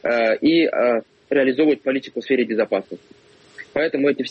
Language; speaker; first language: Russian; native; Russian